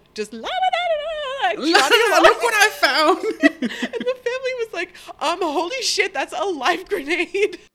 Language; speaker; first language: English; early bilingual, other home language; Italian